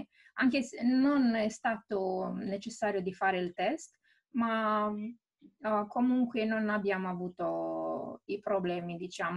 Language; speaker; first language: Italian; non-native, fluent; Romanian